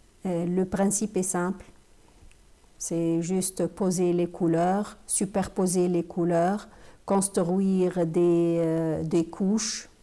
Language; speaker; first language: French; non-native, fluent; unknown